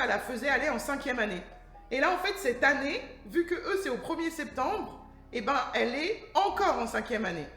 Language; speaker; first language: French; native; French